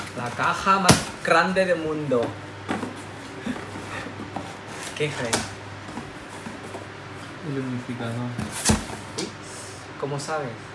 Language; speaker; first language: Spanish; non-native, learner; Thai